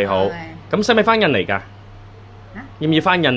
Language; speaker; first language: Cantonese; native; Cantonese